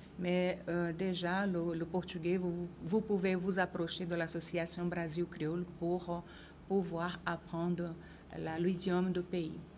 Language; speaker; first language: French; non-native, fluent; Portuguese